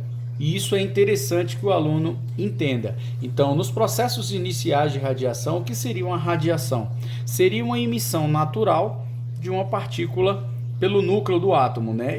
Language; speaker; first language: Portuguese; native; Portuguese